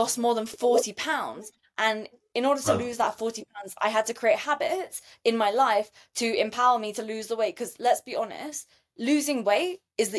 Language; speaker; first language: English; native; English